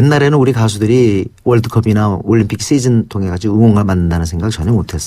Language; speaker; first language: Korean; native; Korean